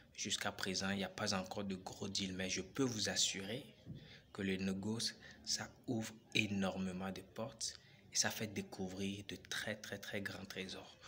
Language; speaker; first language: French; non-native, local second language; Ewe